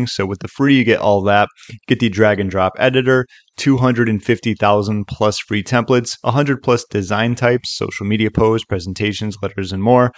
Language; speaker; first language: English; native; English